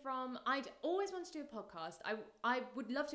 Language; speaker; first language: English; native; English